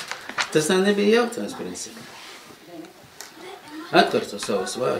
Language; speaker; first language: Latvian; non-native, local second language; Russian